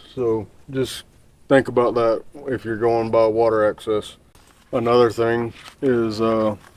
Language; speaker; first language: English; native; English